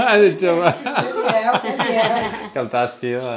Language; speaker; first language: Indonesian; non-native, learner; Catalan